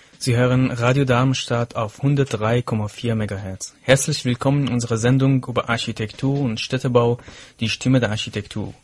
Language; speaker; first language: German; non-native, fluent; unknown